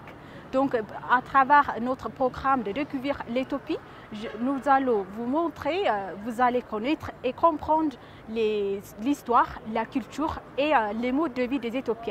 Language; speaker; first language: French; non-native, learner; Amharic